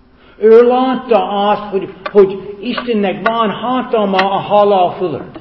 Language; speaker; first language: Hungarian; non-native, fluent; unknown